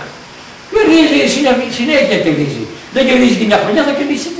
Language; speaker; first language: Greek; native; Greek